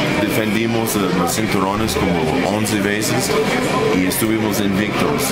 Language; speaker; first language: Spanish; non-native, fluent; English